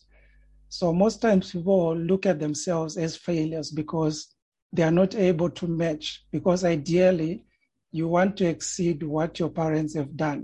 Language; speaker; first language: English; non-native, local second language; Shona